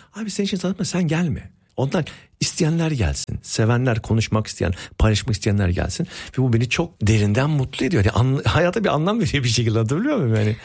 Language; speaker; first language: Turkish; early bilingual, heritage; Turkish